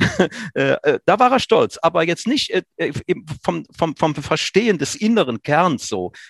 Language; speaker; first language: German; native; German